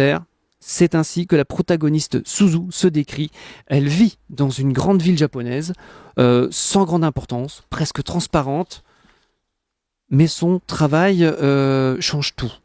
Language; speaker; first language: French; native; French